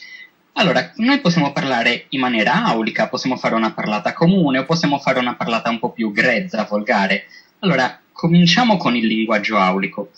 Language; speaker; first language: Italian; native; Italian